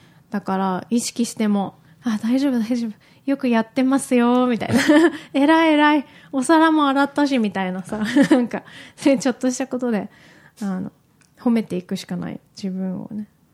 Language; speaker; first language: Japanese; native; Japanese